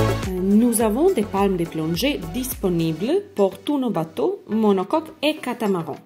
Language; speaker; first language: French; non-native, learner; Croatian